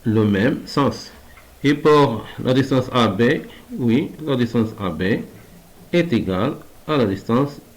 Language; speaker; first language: French; non-native, local second language; Arabic